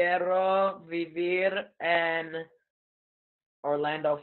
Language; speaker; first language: Spanish; non-native, learner; English